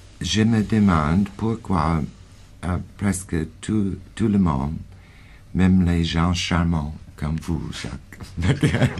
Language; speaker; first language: French; non-native, fluent; English